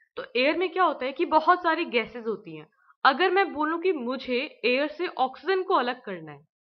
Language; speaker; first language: Hindi; native; Hindi